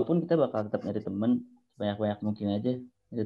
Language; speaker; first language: Indonesian; native; Indonesian